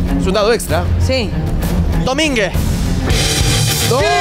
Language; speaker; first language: Spanish; native; Spanish